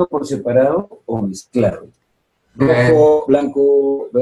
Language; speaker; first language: Spanish; native; Spanish